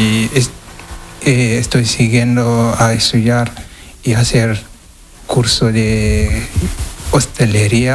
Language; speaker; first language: Spanish; non-native, learner; Wolof